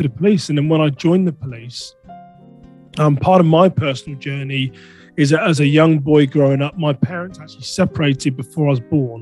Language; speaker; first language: English; native; English